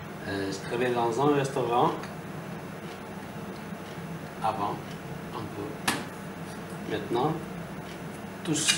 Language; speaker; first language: French; non-native, learner; Portuguese